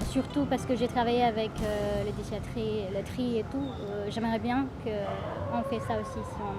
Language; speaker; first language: French; non-native, fluent; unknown